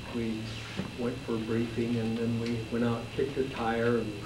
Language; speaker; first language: English; native; English